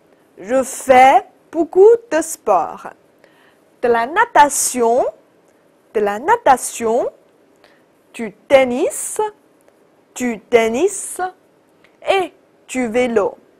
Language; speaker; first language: French; non-native, fluent; Chinese